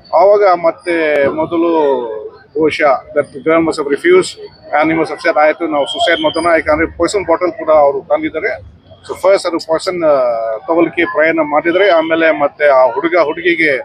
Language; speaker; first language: Kannada; non-native, fluent; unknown